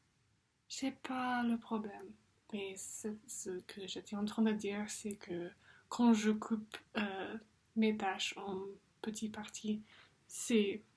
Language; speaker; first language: French; non-native, fluent; English